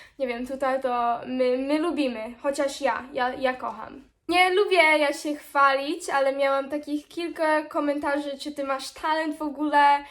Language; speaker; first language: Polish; early bilingual, heritage; Polish